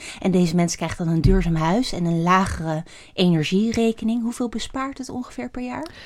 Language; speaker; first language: Dutch; native; Dutch